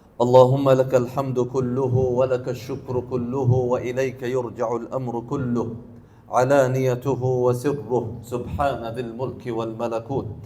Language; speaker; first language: Malay; non-native, learner; Arabic